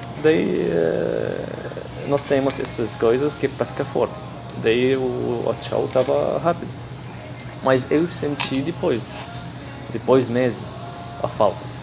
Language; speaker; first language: Portuguese; non-native, fluent; Arabic